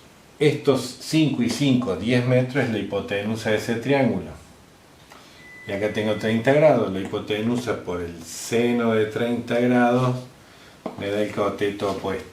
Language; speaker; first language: Spanish; native; Spanish